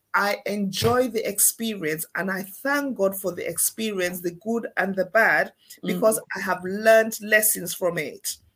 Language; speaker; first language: English; non-native, local second language; Krio